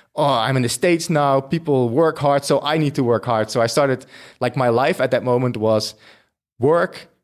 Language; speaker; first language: English; non-native, fluent; Dutch